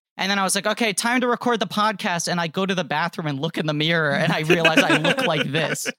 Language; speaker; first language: English; native; English